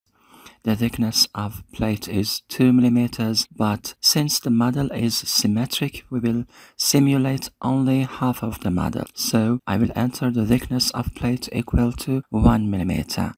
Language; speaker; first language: English; non-native, fluent; Persian